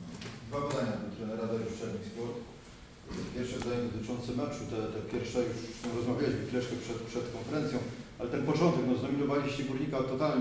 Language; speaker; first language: Polish; native; Polish